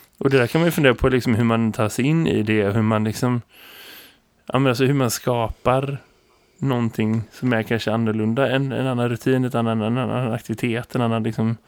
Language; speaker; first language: Swedish; native; Swedish